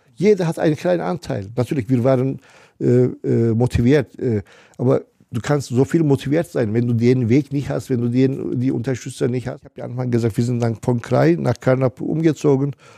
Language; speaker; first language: German; non-native, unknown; Turkish